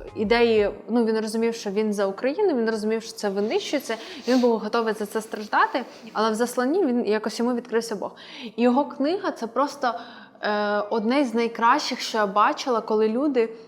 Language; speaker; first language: Ukrainian; non-native, local second language; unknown